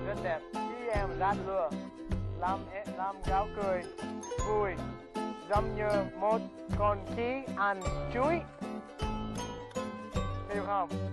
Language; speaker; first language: Vietnamese; non-native, learner; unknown